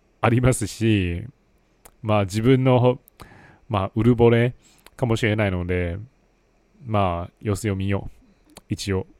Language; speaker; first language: Japanese; non-native, fluent; Chinese